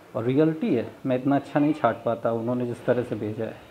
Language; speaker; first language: Hindi; native; Hindi